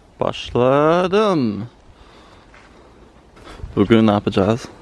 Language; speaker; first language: Turkish; non-native, learner; Swedish